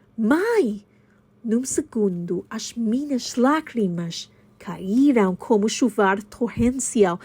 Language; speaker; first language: Portuguese; non-native, learner; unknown